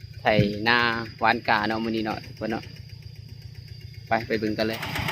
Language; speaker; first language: Thai; non-native, local second language; Northeastern Thai